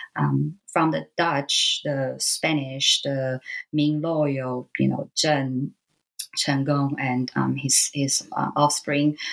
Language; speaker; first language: English; non-native, fluent; Chinese